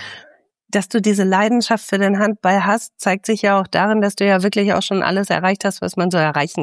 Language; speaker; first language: German; native; German